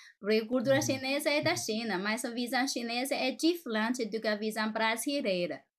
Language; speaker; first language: Portuguese; non-native, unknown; Chinese